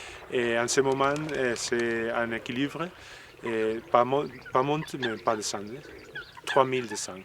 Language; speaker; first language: French; non-native, learner; Spanish